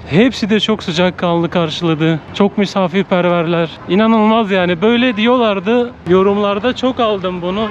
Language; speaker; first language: Turkish; native; Turkish